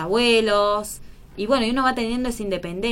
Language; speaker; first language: Spanish; native; Spanish